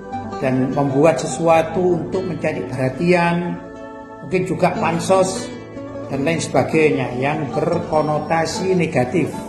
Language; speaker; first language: Indonesian; native; Indonesian